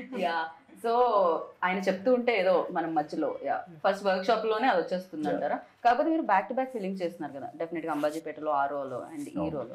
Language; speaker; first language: Telugu; native; Telugu